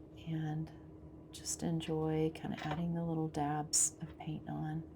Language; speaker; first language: English; native; English